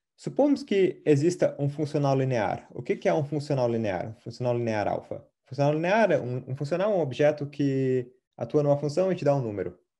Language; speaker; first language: Portuguese; native; Portuguese